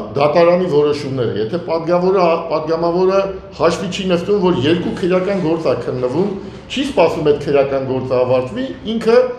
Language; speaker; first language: Armenian; native; Armenian